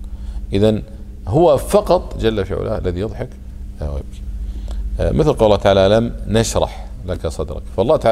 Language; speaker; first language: Arabic; native; Arabic